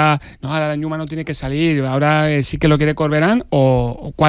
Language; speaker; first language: Spanish; native; Spanish